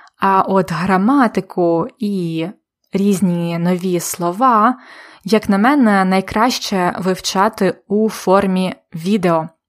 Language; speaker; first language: Ukrainian; native; Ukrainian